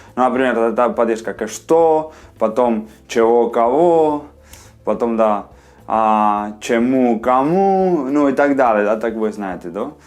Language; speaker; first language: Russian; non-native, learner; Spanish